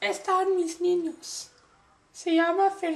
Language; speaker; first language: Spanish; non-native, learner; English